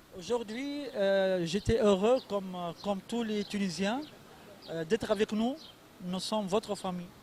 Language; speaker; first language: French; non-native, local second language; Arabic